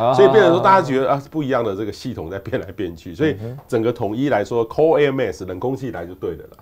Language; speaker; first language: Chinese; native; Chinese